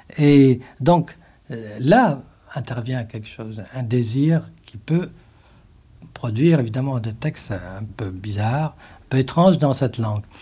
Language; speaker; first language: French; non-native, local second language; Arabic